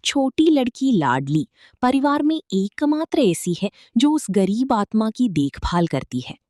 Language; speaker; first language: Hindi; non-native, local second language; Malayalam